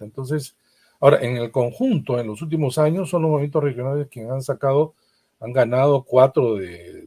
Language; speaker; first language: Spanish; native; Spanish